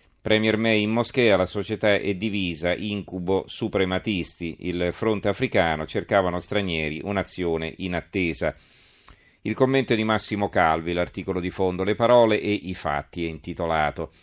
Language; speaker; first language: Italian; native; Italian